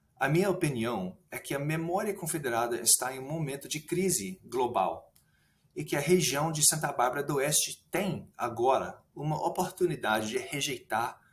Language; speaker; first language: Portuguese; non-native, fluent; English